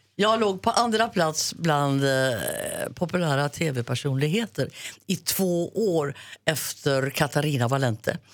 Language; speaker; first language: Swedish; native; Swedish